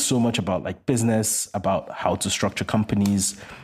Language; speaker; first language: English; non-native, local second language; Yoruba